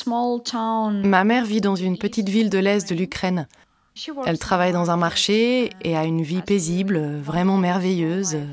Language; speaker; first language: French; non-native, fluent; Ukrainian